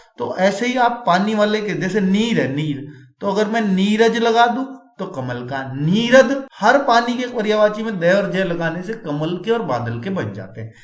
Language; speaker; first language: Hindi; native; Hindi